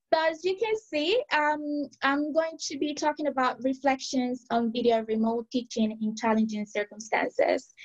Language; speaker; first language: English; non-native, fluent; Spanish